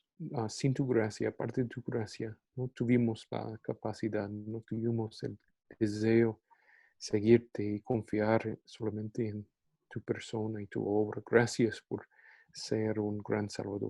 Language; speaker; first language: Spanish; non-native, fluent; English